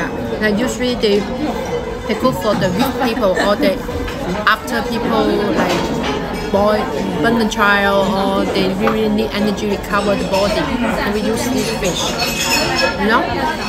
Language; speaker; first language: English; non-native, learner; Chinese